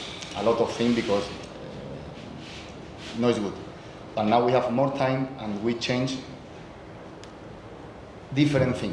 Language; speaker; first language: English; non-native, learner; Spanish